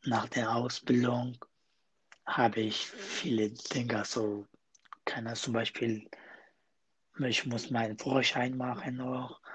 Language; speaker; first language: German; non-native, learner; Kurdish